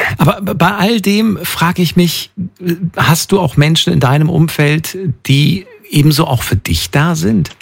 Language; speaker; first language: German; native; German